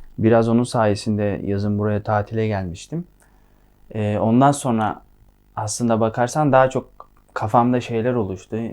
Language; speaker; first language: Turkish; native; Turkish